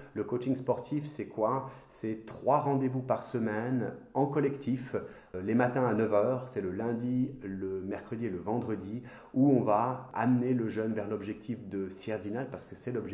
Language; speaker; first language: French; native; French